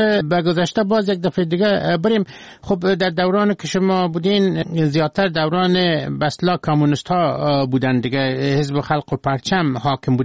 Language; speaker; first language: Persian; native; Persian